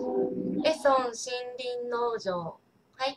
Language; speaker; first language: Japanese; non-native, learner; Chinese